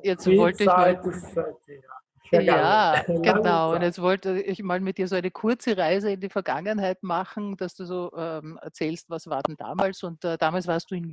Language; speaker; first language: German; native; German